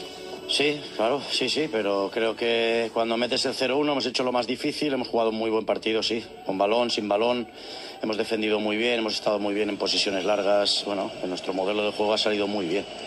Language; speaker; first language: Spanish; native; Spanish